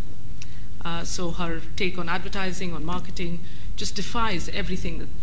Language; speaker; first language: English; non-native, local second language; Bangla